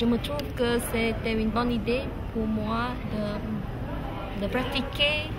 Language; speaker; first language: French; non-native, learner; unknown